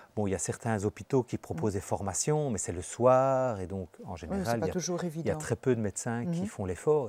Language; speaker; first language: French; native; French